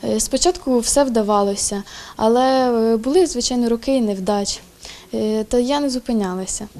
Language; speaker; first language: Ukrainian; native; Ukrainian